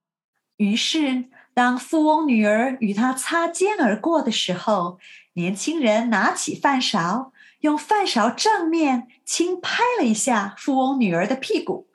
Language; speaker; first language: Chinese; native; Chinese